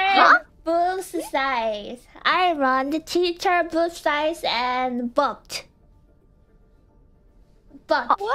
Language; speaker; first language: English; non-native, learner; Korean